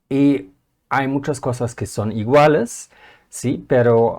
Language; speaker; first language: Spanish; non-native, fluent; German